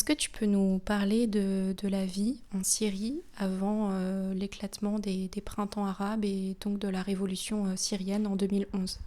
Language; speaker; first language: French; native; French